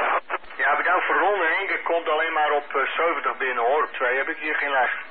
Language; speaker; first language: Dutch; native; Dutch